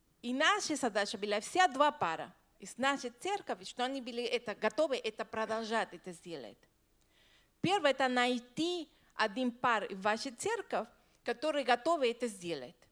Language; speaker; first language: Russian; non-native, learner; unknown